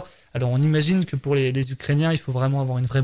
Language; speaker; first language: French; native; French